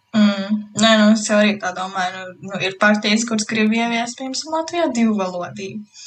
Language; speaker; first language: Latvian; early bilingual, heritage; Latvian